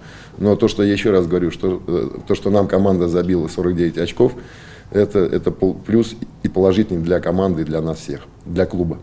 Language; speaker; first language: Russian; native; Russian